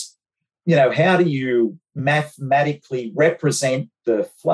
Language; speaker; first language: English; native; English